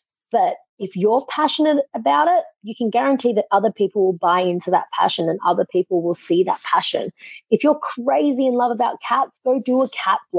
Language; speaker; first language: English; native; English